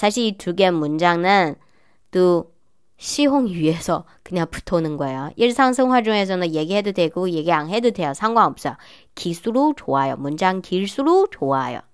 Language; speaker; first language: Korean; non-native, learner; Chinese